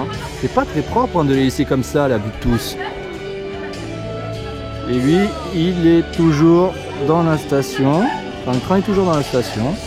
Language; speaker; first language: French; native; French